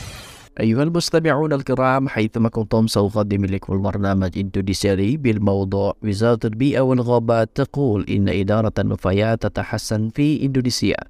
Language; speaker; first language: Arabic; non-native, fluent; Indonesian